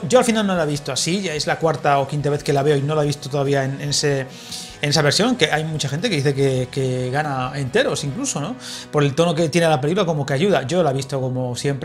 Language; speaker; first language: Spanish; native; Spanish